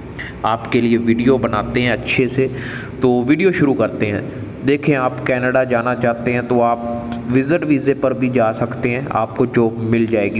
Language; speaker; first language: Hindi; non-native, local second language; Punjabi